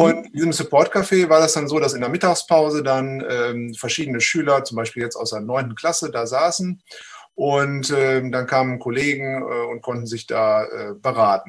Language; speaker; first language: German; native; German